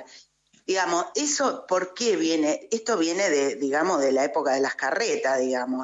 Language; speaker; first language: Spanish; native; Spanish